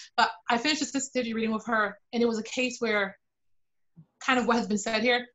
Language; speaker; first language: English; native; English